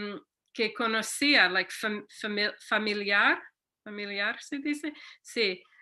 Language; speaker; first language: Spanish; non-native, fluent; English